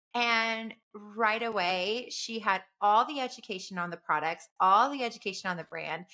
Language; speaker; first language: English; native; English